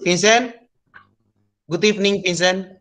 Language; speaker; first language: English; non-native, learner; Indonesian